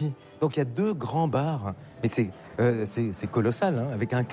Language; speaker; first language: French; native; French